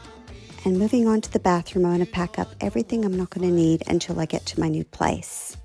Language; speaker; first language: English; native; English